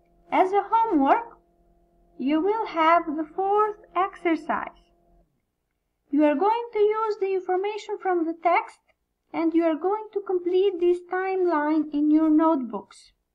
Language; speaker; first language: English; non-native, fluent; Albanian